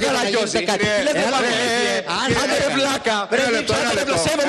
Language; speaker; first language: Greek; native; Greek